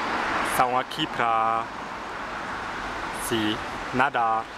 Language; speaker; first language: Portuguese; non-native, fluent; German